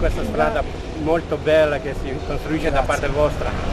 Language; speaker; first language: Italian; non-native, learner; Albanian